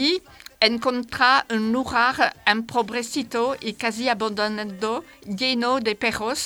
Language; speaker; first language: Spanish; non-native, fluent; French